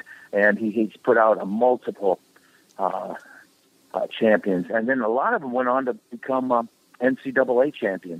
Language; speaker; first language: English; native; English